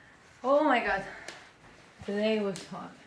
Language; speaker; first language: English; non-native, learner; Chinese